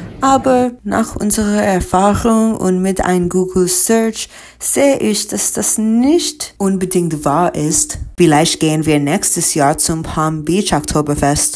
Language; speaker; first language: German; non-native, learner; English